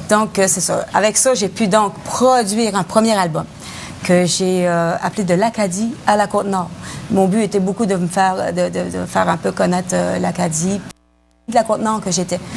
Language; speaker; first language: French; native; French